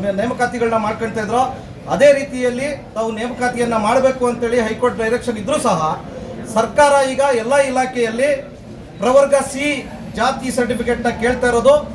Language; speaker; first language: Kannada; non-native, local second language; Lambadi